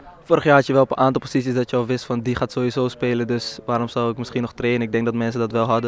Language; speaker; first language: Dutch; native; Dutch